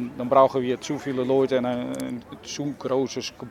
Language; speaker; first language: German; non-native, learner; Dutch